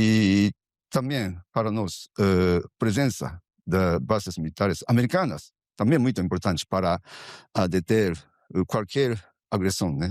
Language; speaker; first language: Portuguese; non-native, fluent; Japanese